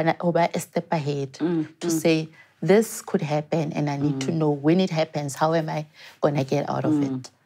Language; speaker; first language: English; non-native, local second language; Southern Sotho